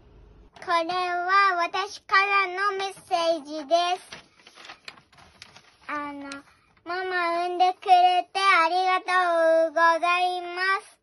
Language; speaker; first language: Japanese; early bilingual, other home language; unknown